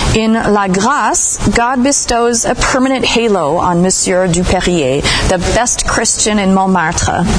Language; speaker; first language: English; native; English